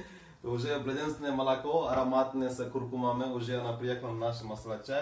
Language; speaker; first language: Russian; non-native, fluent; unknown